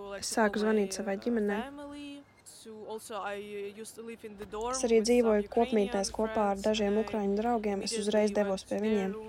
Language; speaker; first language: Latvian; non-native, fluent; Russian